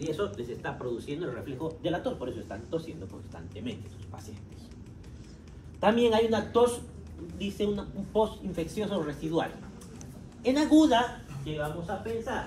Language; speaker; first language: Spanish; native; Spanish